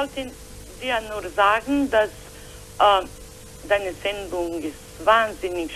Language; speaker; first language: German; non-native, learner; Croatian